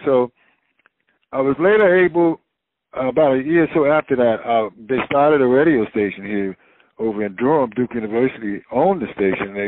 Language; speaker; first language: English; native; English